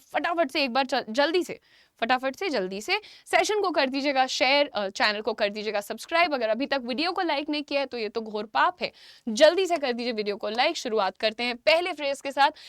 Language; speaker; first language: Hindi; native; Hindi